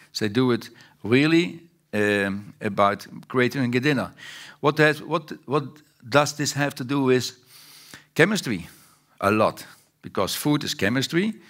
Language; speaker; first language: English; non-native, fluent; Dutch